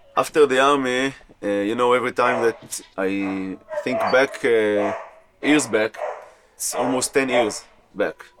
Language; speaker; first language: English; non-native, fluent; Hebrew